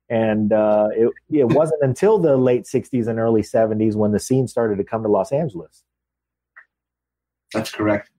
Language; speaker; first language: English; native; English